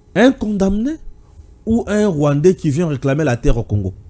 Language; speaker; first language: French; non-native, local second language; Luba-Lulua